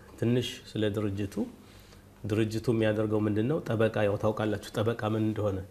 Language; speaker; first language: Amharic; native; Amharic